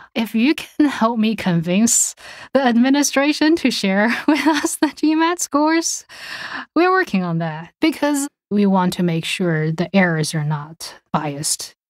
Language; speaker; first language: English; non-native, fluent; Chinese